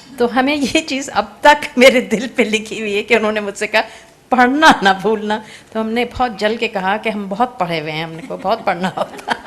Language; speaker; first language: Urdu; native; Urdu